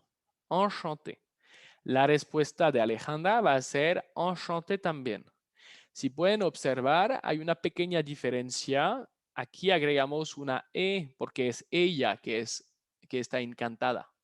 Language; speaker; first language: Spanish; non-native, fluent; French